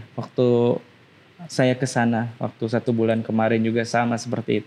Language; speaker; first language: Indonesian; non-native, local second language; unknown